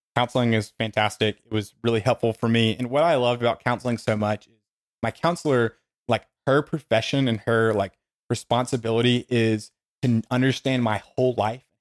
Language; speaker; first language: English; native; English